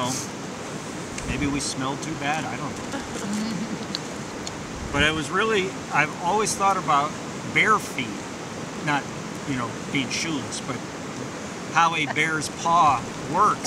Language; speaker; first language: English; native; English